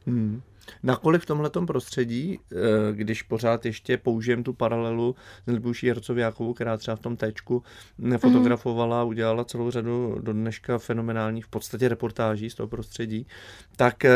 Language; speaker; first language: Czech; native; Czech